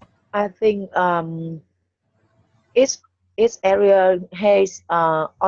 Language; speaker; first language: English; non-native, learner; Vietnamese